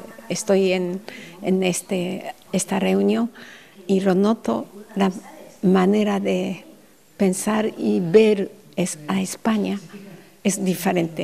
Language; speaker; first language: Spanish; non-native, fluent; Japanese